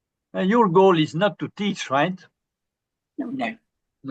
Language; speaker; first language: English; non-native, fluent; Vietnamese